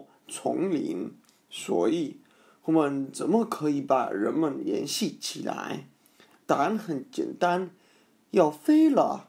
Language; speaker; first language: Chinese; non-native, fluent; English